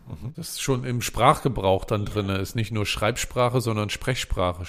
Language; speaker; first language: German; native; German